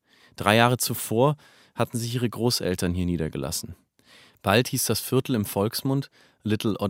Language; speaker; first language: German; native; German